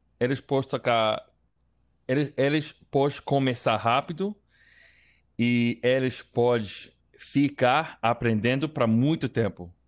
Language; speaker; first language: Portuguese; non-native, learner; English